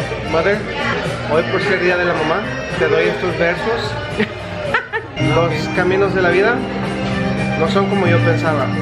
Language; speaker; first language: Spanish; early bilingual, other home language; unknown